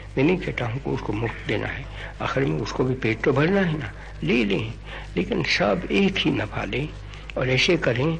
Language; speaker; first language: Hindi; non-native, local second language; Gujarati